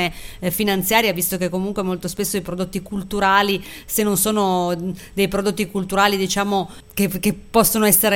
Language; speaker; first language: Italian; native; Italian